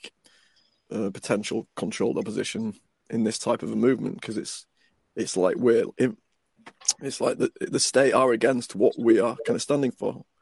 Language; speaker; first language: English; native; English